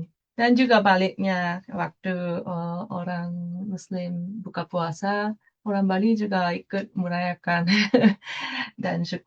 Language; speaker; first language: Indonesian; non-native, fluent; Japanese